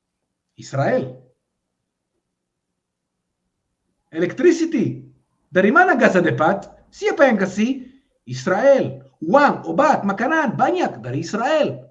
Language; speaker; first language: Indonesian; non-native, fluent; Hebrew